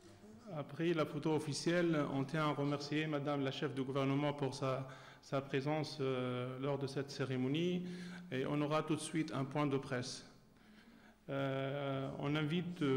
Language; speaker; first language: French; non-native, local second language; Arabic